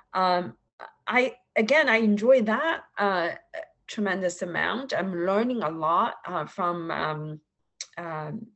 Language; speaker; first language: English; non-native, fluent; Chinese